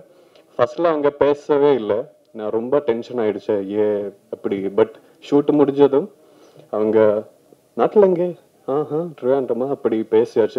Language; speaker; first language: Tamil; non-native, learner; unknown